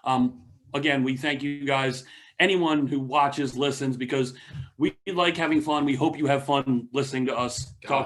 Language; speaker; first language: English; native; English